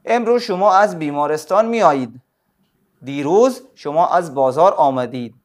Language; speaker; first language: Persian; non-native, fluent; Urdu